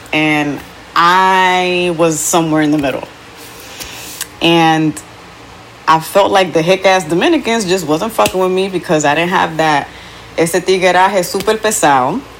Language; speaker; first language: English; early bilingual, other home language; Spanish